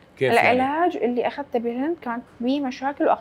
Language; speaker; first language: Arabic; native; Arabic